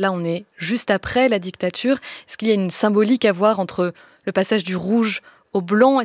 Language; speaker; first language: French; native; French